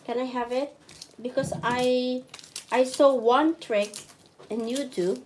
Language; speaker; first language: English; non-native, local second language; Filipino